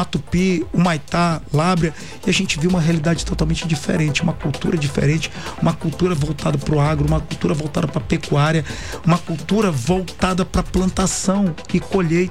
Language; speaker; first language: Portuguese; native; Portuguese